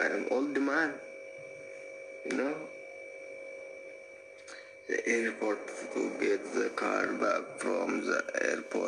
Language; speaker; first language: English; non-native, learner; Oromo